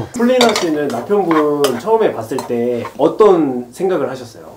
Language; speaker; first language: Korean; native; Korean